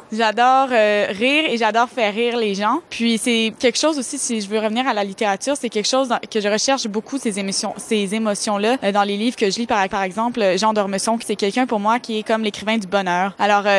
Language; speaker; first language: French; native; French